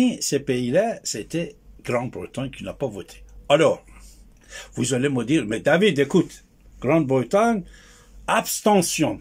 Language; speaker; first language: French; non-native, fluent; Persian